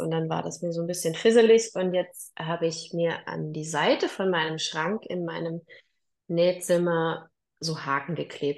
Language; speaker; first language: German; native; German